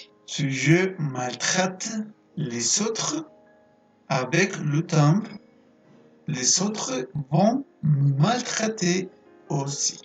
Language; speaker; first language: French; non-native, fluent; Spanish